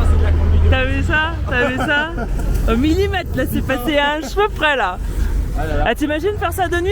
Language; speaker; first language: French; native; French